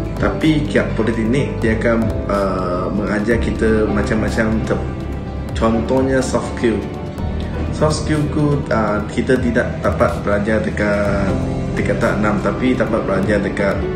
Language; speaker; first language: Malay; non-native, local second language; Chinese